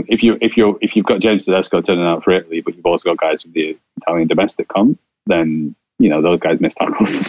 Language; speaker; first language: English; native; English